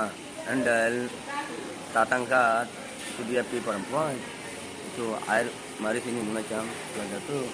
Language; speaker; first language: Indonesian; non-native, learner; Rohingya